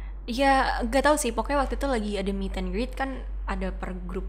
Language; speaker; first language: Indonesian; early bilingual, heritage; Indonesian